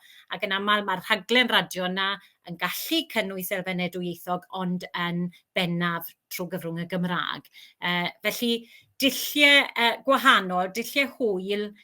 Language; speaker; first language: Welsh; native; Welsh